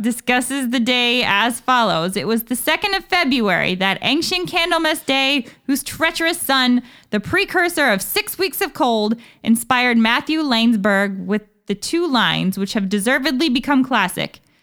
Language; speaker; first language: English; native; English